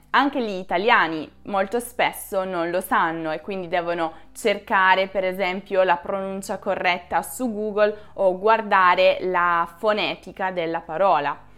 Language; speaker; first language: Italian; native; Italian